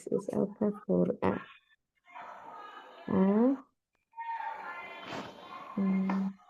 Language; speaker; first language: German; non-native, learner; Indonesian